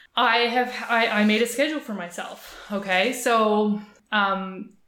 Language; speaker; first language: English; native; English